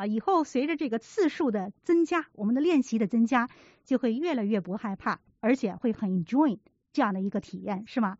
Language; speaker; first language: Chinese; native; Chinese